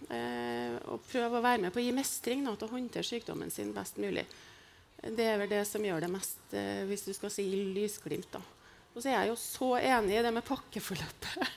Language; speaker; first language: Norwegian; native; Norwegian